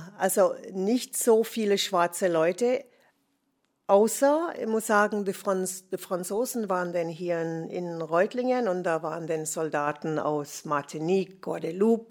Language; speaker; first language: German; non-native, fluent; English